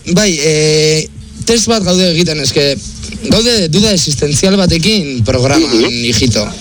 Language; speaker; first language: Basque; non-native, local second language; Spanish